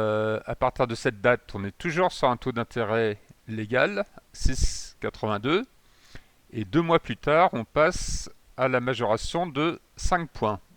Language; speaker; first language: French; native; French